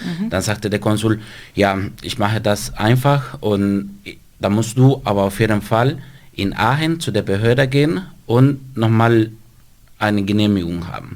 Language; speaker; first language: German; non-native, fluent; Spanish